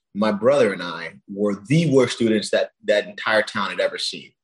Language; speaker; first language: English; early bilingual, other home language; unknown